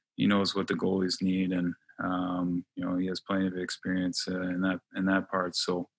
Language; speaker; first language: English; native; English